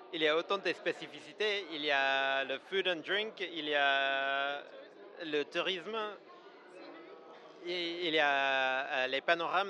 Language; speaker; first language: French; non-native, fluent; English